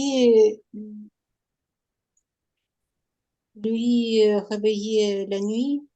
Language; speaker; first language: French; non-native, learner; Ukrainian